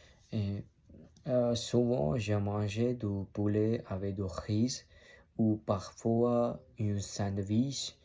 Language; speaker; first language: French; non-native, learner; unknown